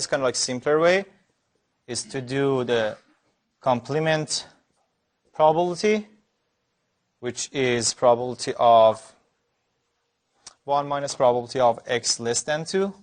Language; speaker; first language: English; non-native, fluent; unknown